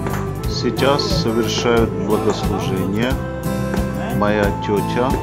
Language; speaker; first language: Russian; non-native, fluent; Hindi